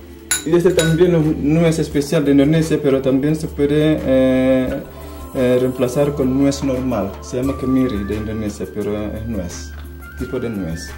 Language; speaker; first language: Spanish; non-native, fluent; Indonesian